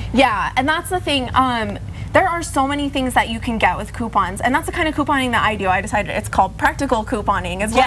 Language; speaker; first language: English; native; English